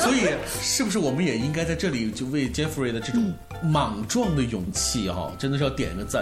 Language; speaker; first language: Chinese; native; Chinese